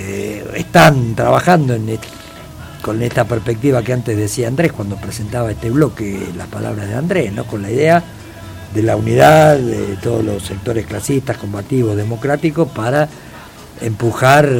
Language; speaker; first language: Spanish; native; Spanish